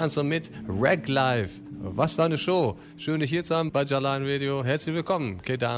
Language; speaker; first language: German; native; German